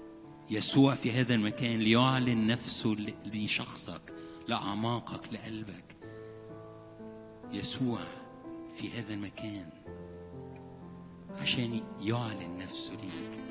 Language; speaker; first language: Arabic; native; Arabic